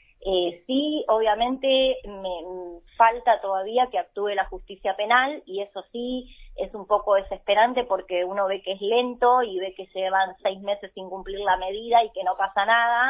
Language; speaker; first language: Spanish; native; Spanish